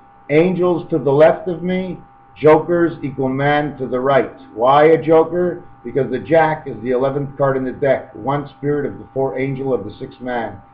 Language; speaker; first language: English; native; English